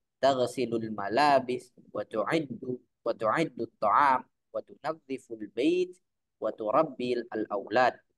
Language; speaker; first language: Arabic; non-native, fluent; Indonesian